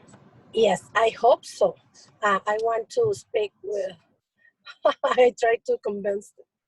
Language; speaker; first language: English; non-native, learner; Spanish